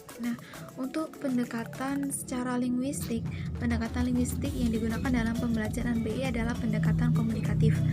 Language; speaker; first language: Indonesian; native; Indonesian